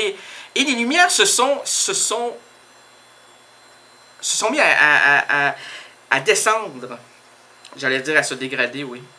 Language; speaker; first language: French; native; French